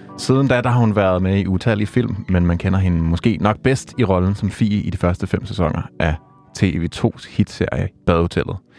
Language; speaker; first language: Danish; native; Danish